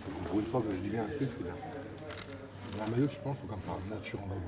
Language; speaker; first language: French; native; French